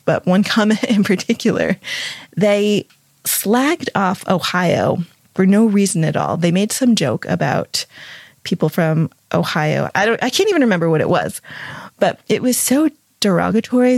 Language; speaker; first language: English; native; English